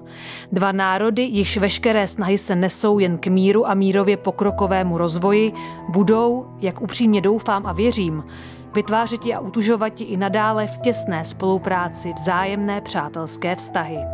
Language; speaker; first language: Czech; native; Czech